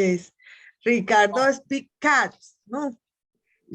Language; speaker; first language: English; non-native, learner; Spanish